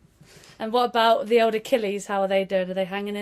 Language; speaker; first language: English; native; English